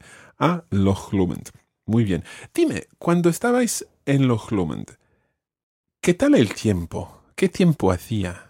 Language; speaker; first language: Spanish; non-native, fluent; English